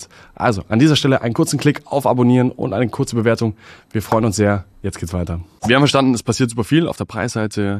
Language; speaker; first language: German; native; German